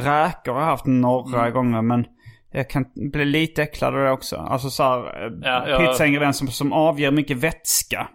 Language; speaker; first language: Swedish; native; Swedish